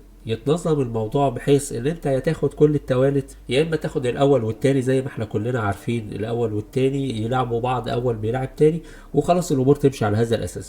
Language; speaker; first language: Arabic; native; Arabic